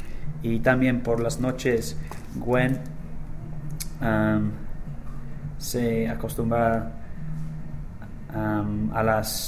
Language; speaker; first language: Spanish; non-native, learner; English